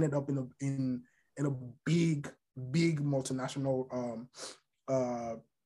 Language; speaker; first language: English; non-native, local second language; Yoruba